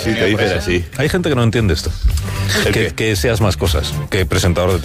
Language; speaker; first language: Spanish; native; Spanish